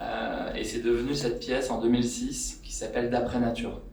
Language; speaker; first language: French; native; French